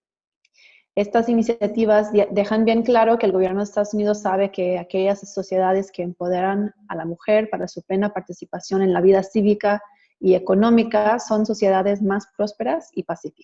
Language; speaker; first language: Spanish; non-native, fluent; English